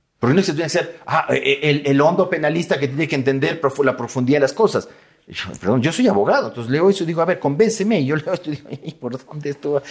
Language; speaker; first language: Spanish; native; Spanish